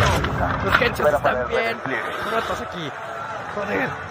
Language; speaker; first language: Spanish; native; Spanish